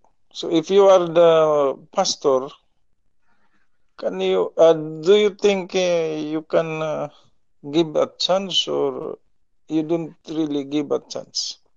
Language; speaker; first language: English; non-native, local second language; Filipino